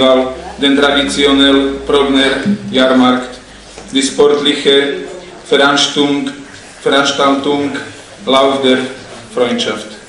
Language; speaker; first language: German; non-native, fluent; Slovak